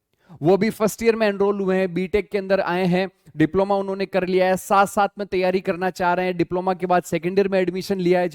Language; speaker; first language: Hindi; native; Hindi